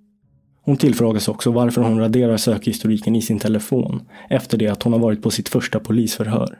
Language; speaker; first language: Swedish; native; Swedish